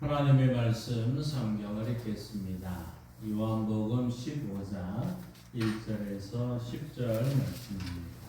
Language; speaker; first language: Korean; native; Korean